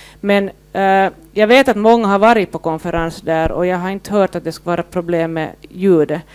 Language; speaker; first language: Swedish; native; Swedish